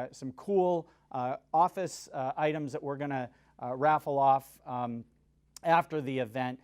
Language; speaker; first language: English; native; English